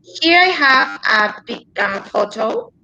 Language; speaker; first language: English; non-native, learner; Spanish